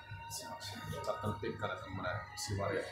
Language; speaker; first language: Finnish; native; Finnish